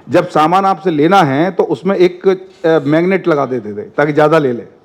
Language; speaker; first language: Hindi; non-native, local second language; Telugu